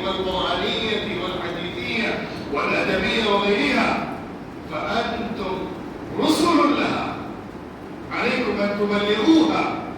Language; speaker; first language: Arabic; non-native, fluent; Urdu